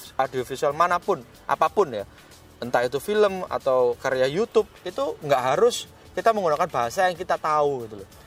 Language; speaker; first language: Indonesian; non-native, local second language; Javanese